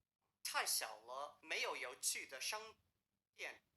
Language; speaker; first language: Chinese; non-native, learner; English